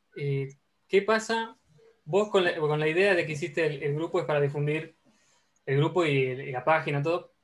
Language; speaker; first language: Spanish; native; Spanish